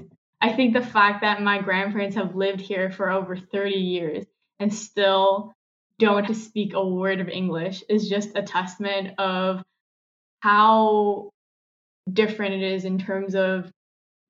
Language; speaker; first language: English; non-native, local second language; Cantonese